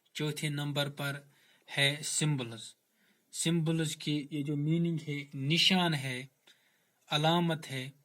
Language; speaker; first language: Urdu; non-native, local second language; Kashmiri